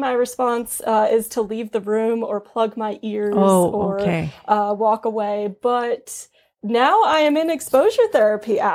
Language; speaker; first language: English; native; English